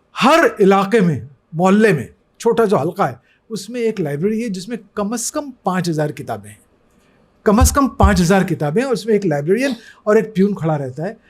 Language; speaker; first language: Urdu; native; Urdu